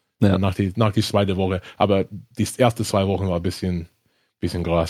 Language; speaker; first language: German; non-native, learner; English